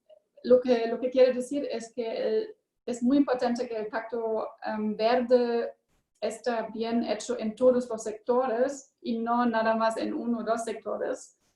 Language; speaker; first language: Spanish; non-native, learner; German